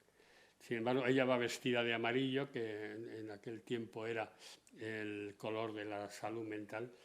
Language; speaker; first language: Spanish; native; Spanish